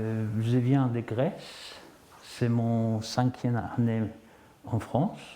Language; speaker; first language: French; non-native, fluent; Greek